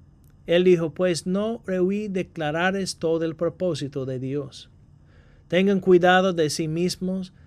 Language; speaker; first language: Spanish; non-native, fluent; English